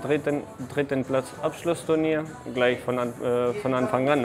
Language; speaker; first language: German; non-native, learner; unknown